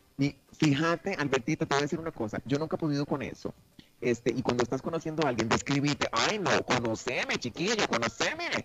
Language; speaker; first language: Spanish; native; Spanish